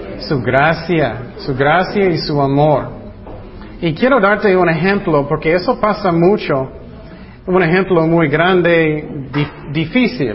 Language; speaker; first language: Spanish; non-native, fluent; English